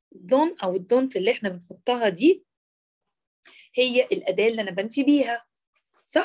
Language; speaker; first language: Arabic; native; Arabic